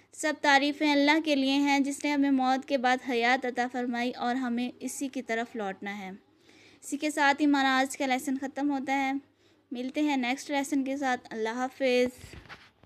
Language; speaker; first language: Urdu; native; Urdu